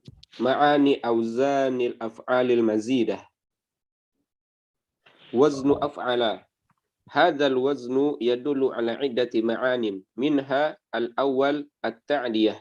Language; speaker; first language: Arabic; non-native, learner; Indonesian